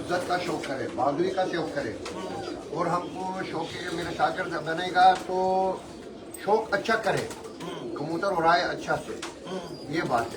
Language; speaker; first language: Hindi; non-native, learner; Arabic